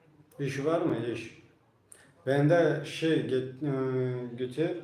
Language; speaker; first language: Turkish; non-native, learner; Tajik